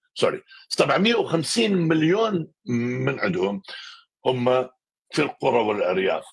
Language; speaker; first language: Arabic; native; Arabic